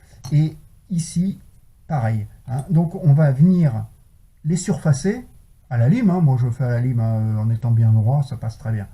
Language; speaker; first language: French; native; French